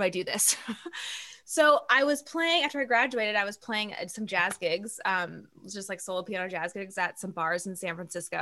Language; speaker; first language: English; native; English